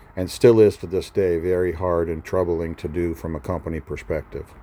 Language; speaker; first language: English; native; English